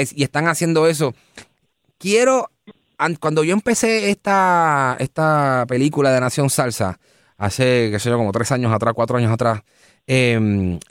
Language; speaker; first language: Spanish; native; Spanish